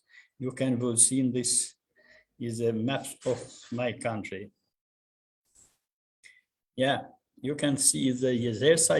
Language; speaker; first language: English; non-native, learner; Albanian